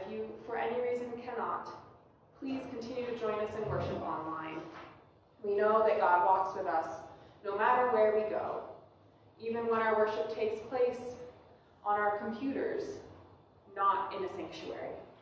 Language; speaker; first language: English; native; English